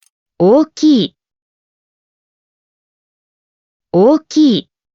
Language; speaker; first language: Japanese; native; Japanese